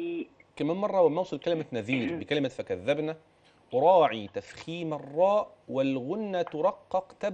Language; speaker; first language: Arabic; native; Arabic